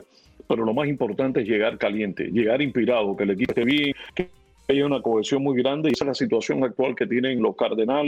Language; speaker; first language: Spanish; native; Spanish